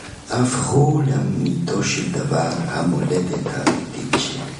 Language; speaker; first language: Hebrew; non-native, fluent; German